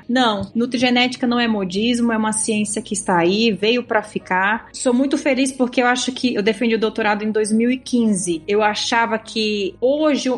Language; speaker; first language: Portuguese; native; Portuguese